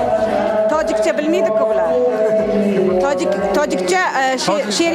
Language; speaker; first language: Turkish; non-native, learner; Uzbek